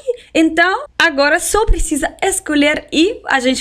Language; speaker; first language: Portuguese; non-native, fluent; Russian